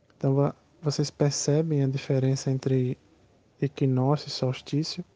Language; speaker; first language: Portuguese; native; Portuguese